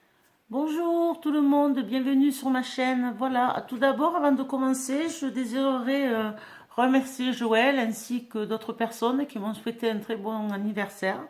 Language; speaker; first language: French; native; French